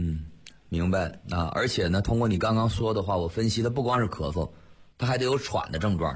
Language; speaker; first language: Chinese; native; Chinese